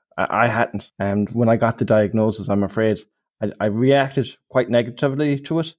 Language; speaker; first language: English; native; English